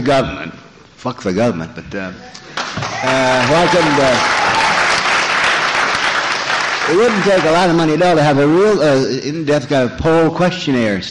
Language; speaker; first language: English; native; English